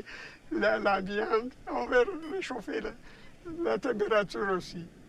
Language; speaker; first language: French; non-native, fluent; Italian